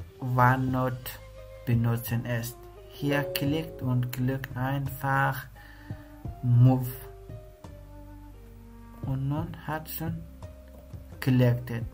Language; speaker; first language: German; non-native, learner; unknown